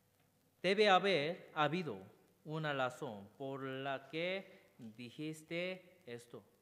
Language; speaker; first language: Spanish; non-native, learner; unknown